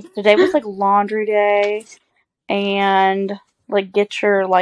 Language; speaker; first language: English; native; English